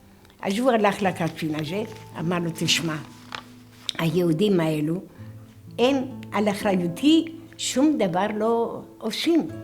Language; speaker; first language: Hebrew; non-native, fluent; Greek